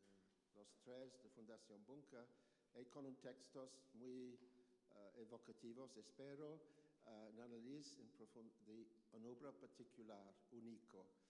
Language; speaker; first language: Spanish; non-native, learner; English